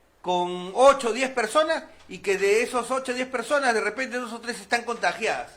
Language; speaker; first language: Spanish; native; Spanish